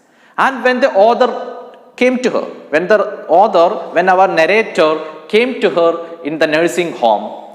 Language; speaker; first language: English; non-native, local second language; Malayalam